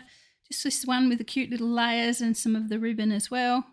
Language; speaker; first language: English; native; English